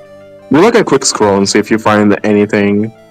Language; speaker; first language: English; native; English